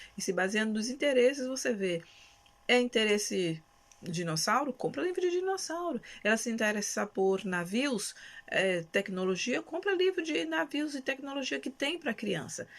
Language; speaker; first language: Portuguese; native; Portuguese